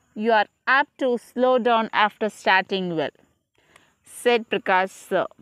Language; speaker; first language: English; non-native, local second language; Tamil